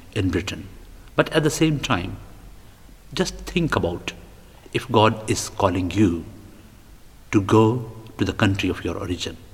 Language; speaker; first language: English; non-native, local second language; Punjabi